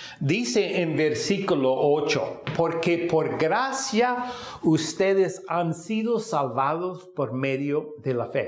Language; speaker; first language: Spanish; non-native, fluent; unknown